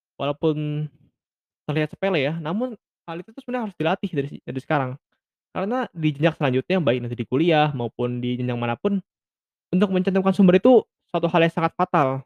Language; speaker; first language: Indonesian; native; Indonesian